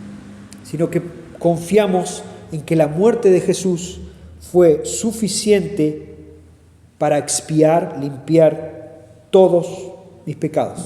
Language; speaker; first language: Spanish; native; Spanish